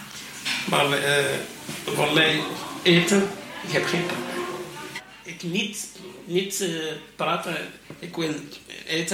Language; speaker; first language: Dutch; non-native, learner; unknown